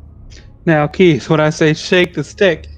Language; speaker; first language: English; native; English